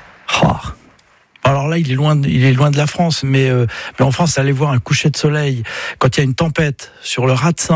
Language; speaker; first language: French; native; French